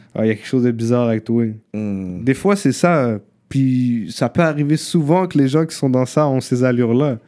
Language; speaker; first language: French; early bilingual, other home language; Arabic